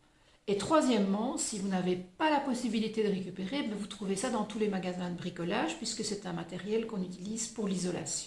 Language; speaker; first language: French; native; French